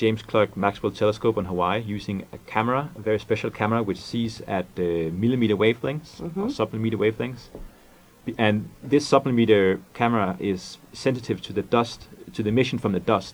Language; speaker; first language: English; non-native, fluent; Danish